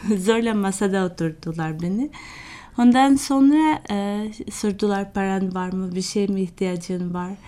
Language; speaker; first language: Turkish; non-native, fluent; Albanian